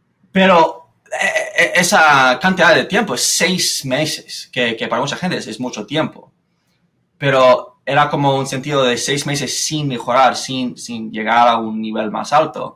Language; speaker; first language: Spanish; non-native, fluent; English